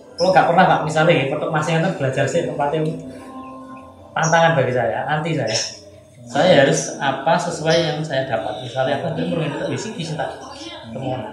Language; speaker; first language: Indonesian; non-native, local second language; Javanese